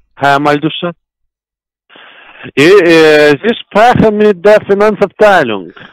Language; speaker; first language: German; non-native, learner; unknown